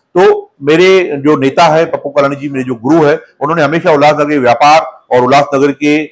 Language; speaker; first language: Hindi; non-native, local second language; Sindhi